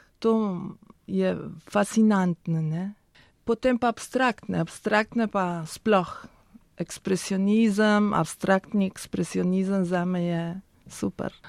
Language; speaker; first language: Slovenian; early bilingual, heritage; Spanish